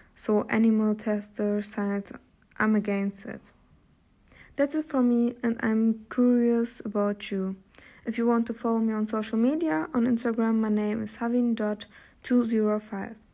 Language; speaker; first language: English; non-native, learner; German